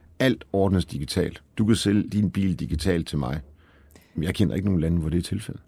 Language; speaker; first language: Danish; early bilingual, other home language; Polish